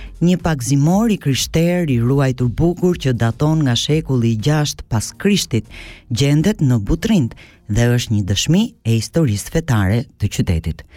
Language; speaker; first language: Albanian; early bilingual, heritage; Albanian